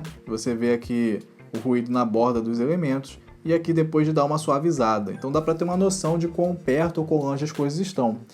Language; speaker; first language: Portuguese; native; Portuguese